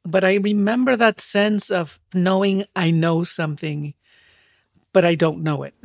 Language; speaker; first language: English; non-native, fluent; Spanish